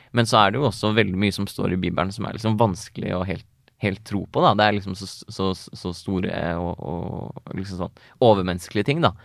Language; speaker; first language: Norwegian; native; Norwegian